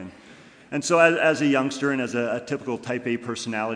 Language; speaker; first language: English; native; English